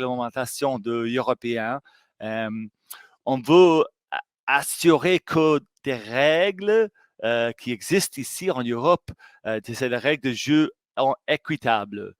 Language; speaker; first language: French; non-native, fluent; English